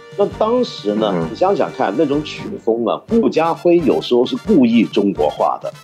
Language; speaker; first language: Chinese; non-native, local second language; Cantonese